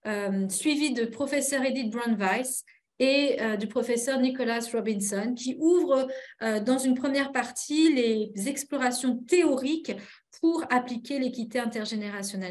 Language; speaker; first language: French; native; French